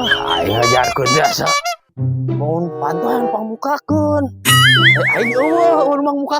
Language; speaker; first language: Indonesian; non-native, local second language; Sundanese